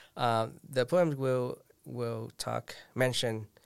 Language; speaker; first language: English; non-native, fluent; Vietnamese